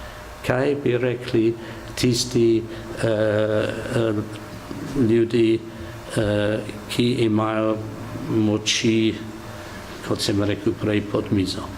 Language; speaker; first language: Slovenian; non-native, learner; English